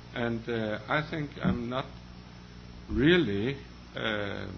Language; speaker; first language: English; non-native, fluent; Danish